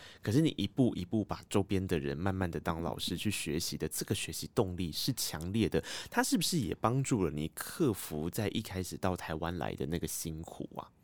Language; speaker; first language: Chinese; native; Chinese